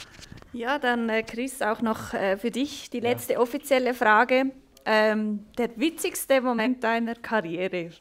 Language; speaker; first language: German; native; German